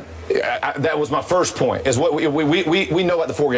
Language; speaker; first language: English; native; English